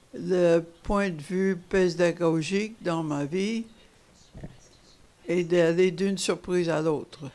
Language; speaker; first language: French; non-native, fluent; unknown